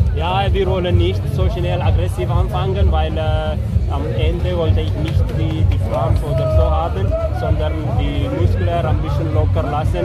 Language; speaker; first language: German; non-native, learner; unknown